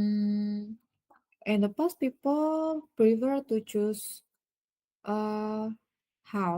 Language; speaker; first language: English; non-native, learner; Indonesian